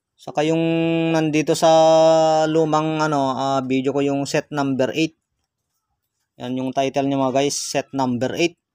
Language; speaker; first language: Filipino; non-native, local second language; Iloko